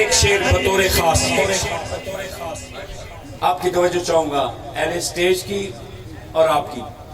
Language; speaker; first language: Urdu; non-native, local second language; Punjabi